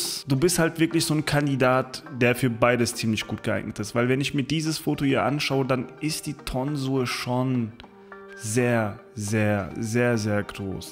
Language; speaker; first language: German; native; German